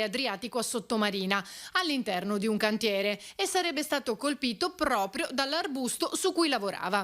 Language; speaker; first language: Italian; native; Italian